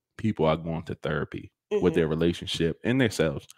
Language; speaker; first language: English; native; English